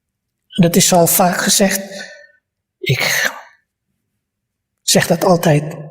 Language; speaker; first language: Dutch; early bilingual, other home language; Malay